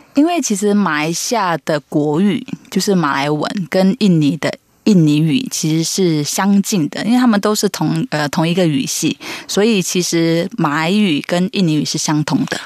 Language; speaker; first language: Chinese; native; Chinese